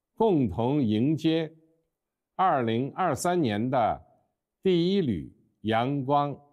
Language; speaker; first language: Chinese; native; Chinese